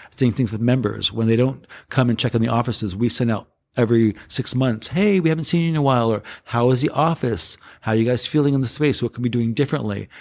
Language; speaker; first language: English; native; English